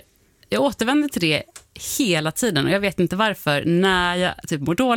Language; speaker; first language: Swedish; native; Swedish